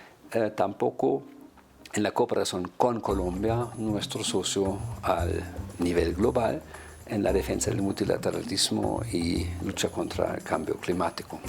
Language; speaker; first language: Spanish; non-native, fluent; German